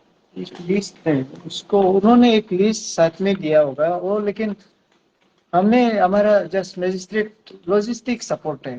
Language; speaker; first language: Hindi; non-native, local second language; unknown